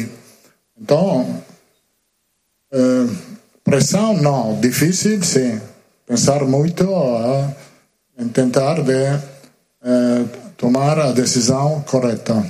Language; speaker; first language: Portuguese; non-native, learner; Spanish